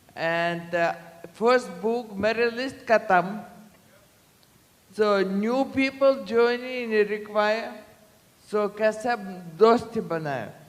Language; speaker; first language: Hindi; non-native, learner; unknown